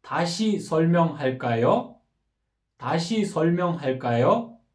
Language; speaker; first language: Korean; non-native, fluent; Kyrgyz